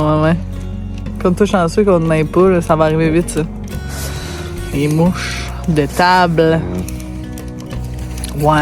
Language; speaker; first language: French; native; French